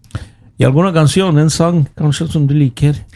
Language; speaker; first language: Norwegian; non-native, fluent; Spanish